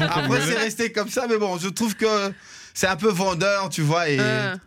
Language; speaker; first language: French; non-native, local second language; Lingala